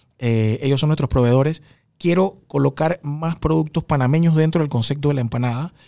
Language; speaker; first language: Spanish; native; Spanish